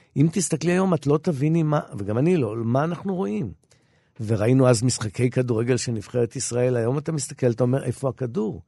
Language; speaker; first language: Hebrew; native; Hebrew